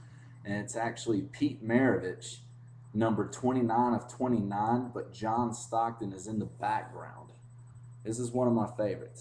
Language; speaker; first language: English; native; English